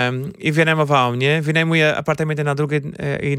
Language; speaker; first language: Polish; non-native, fluent; Portuguese